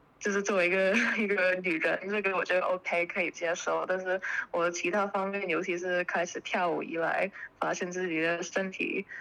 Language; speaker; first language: Chinese; early bilingual, heritage; Chinese